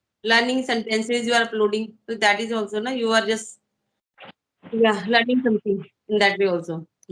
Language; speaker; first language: English; non-native, fluent; Hindi